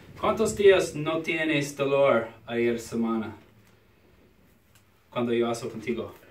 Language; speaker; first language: Spanish; non-native, learner; English